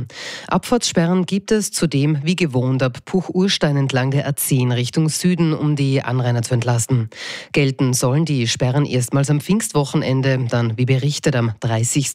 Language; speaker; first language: German; native; German